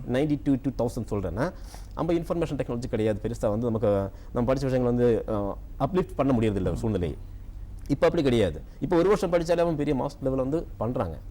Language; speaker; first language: Tamil; non-native, local second language; Malayalam